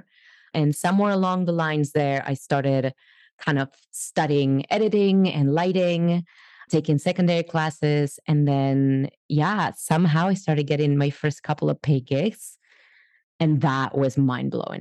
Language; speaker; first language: English; non-native, fluent; Spanish